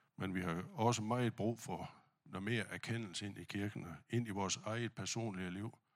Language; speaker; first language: Danish; non-native, fluent; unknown